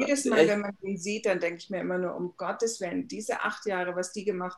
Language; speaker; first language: German; native; German